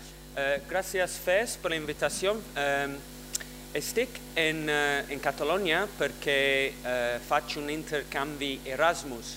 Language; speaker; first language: Catalan; non-native, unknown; English